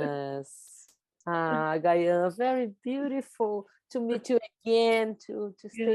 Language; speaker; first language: English; non-native, learner; German